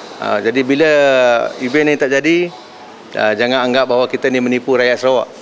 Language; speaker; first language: Malay; native; Malay